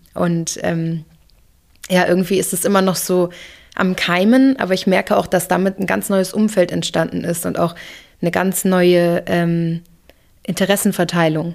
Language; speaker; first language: German; early bilingual, other home language; English